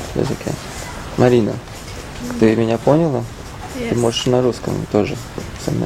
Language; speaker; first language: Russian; non-native, fluent; Latvian